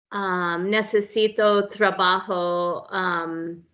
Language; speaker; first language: Spanish; non-native, learner; English